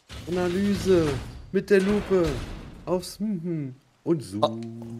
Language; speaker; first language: German; native; German